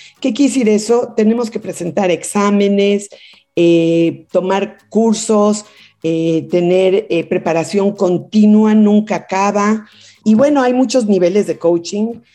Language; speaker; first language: Spanish; native; Spanish